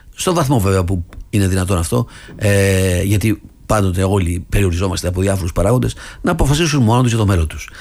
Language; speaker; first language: Greek; early bilingual, other home language; English